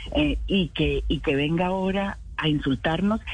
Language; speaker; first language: Spanish; native; Spanish